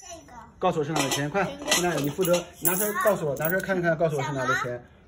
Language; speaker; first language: Chinese; native; Chinese